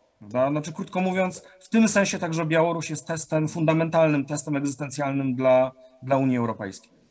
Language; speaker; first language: Polish; native; Polish